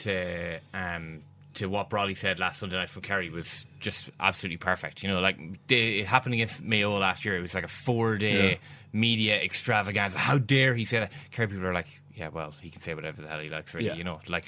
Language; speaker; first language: English; native; English